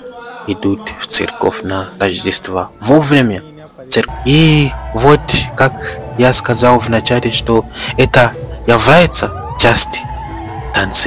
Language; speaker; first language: Russian; non-native, learner; Bemba